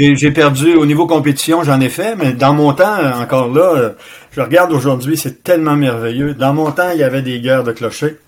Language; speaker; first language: French; native; French